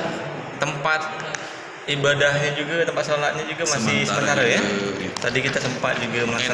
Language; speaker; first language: Indonesian; native; Indonesian